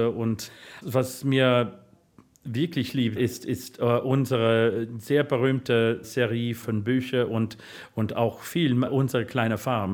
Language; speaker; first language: German; non-native, fluent; English